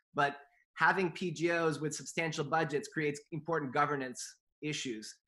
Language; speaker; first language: English; native; English